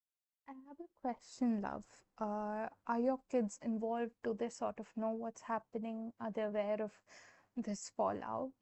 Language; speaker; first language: English; non-native, local second language; Hindi